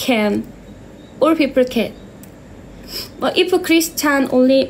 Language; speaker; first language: English; non-native, learner; Korean